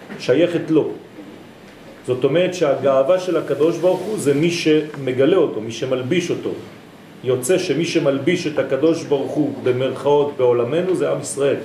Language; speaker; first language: Hebrew; non-native, fluent; French